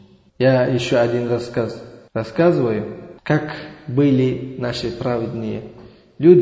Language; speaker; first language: Russian; non-native, learner; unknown